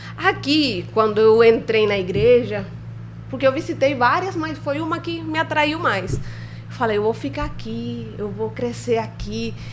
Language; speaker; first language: Portuguese; non-native, fluent; Spanish